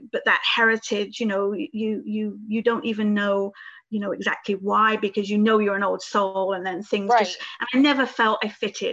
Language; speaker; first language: English; native; English